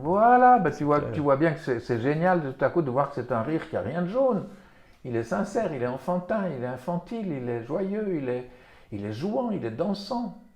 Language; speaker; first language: French; native; French